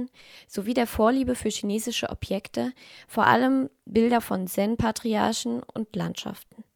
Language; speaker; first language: German; native; German